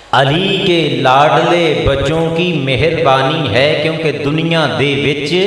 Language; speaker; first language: Urdu; non-native, local second language; Punjabi